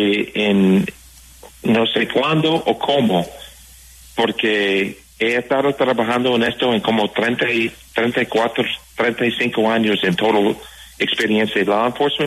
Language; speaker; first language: Spanish; non-native, fluent; English